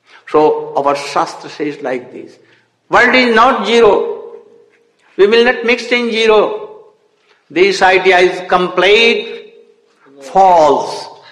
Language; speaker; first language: English; non-native, local second language; Hindi